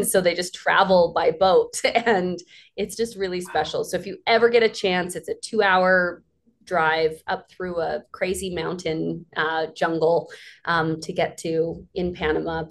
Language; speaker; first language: English; native; English